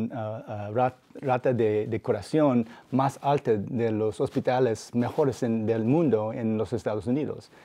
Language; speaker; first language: Spanish; non-native, fluent; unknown